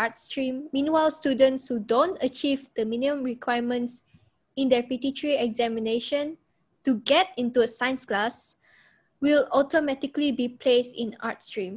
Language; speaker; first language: English; non-native, local second language; Malay